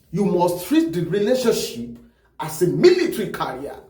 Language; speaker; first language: English; non-native, local second language; Yoruba